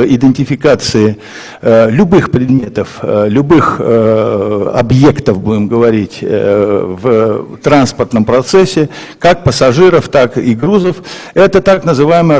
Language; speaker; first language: Russian; native; Russian